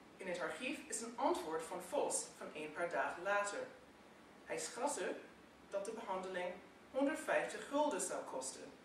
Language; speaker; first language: Dutch; non-native, fluent; English